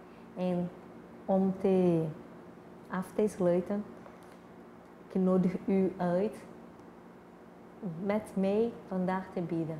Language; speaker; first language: Dutch; non-native, fluent; Portuguese